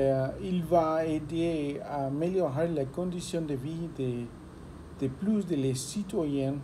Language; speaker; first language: French; non-native, learner; Spanish